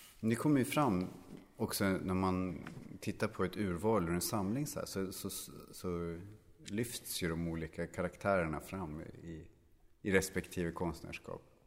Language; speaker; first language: Swedish; native; Swedish